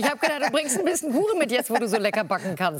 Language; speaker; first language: German; native; German